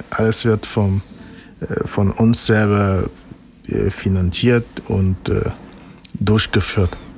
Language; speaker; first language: German; non-native, fluent; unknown